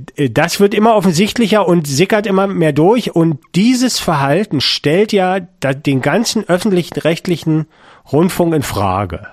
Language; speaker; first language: German; native; German